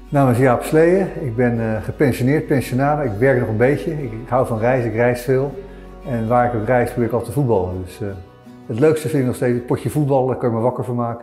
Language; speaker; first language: Dutch; native; Dutch